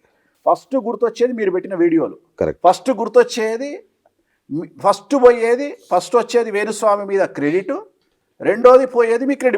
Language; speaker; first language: Telugu; native; Telugu